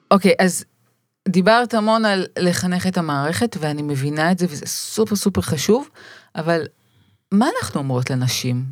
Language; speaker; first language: Hebrew; native; Hebrew